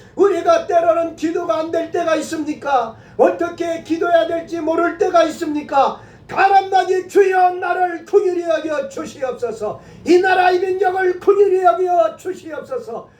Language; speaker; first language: Korean; native; Korean